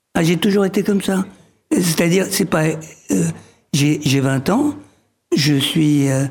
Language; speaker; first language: French; early bilingual, other home language; Arabic